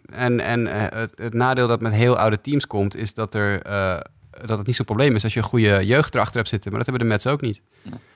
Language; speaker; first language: Dutch; native; Dutch